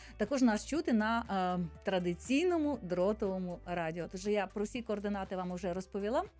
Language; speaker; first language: Ukrainian; native; Ukrainian